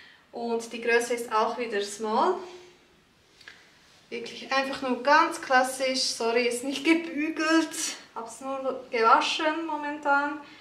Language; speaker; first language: German; early bilingual, other home language; Turkish